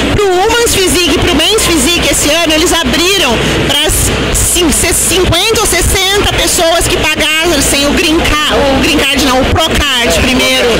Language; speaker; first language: Portuguese; native; Portuguese